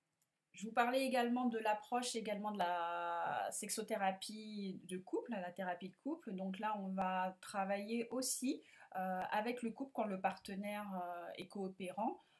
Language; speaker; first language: French; native; French